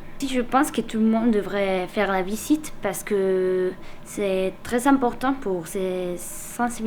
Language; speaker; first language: French; non-native, fluent; Spanish